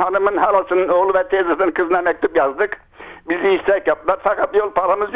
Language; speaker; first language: Turkish; non-native, local second language; Kurdish